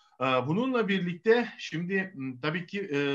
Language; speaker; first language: Turkish; non-native, fluent; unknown